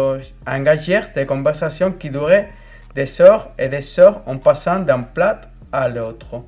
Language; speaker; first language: French; non-native, fluent; Spanish